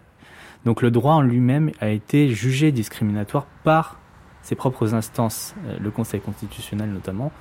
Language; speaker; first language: French; native; French